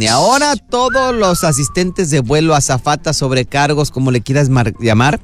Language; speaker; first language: Spanish; native; Spanish